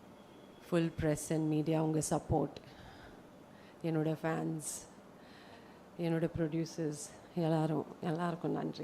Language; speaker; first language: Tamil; non-native, fluent; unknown